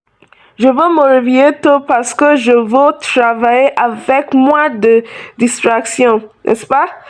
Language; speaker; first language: French; non-native, learner; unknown